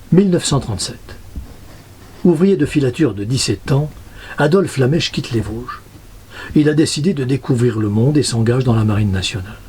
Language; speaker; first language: French; native; French